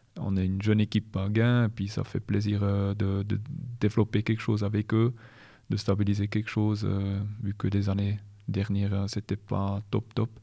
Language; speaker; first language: French; non-native, local second language; German